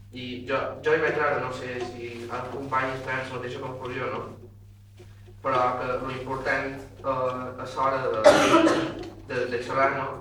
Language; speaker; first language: Catalan; non-native, fluent; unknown